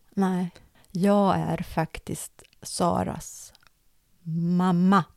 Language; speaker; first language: Swedish; native; Swedish